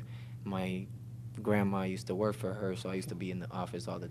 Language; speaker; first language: English; non-native, fluent; Spanish